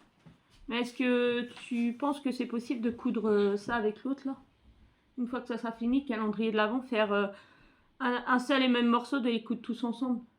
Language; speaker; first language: French; native; French